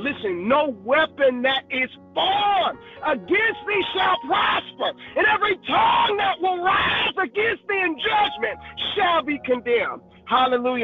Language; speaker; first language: English; native; English